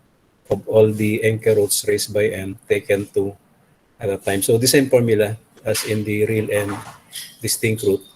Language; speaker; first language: English; non-native, local second language; Filipino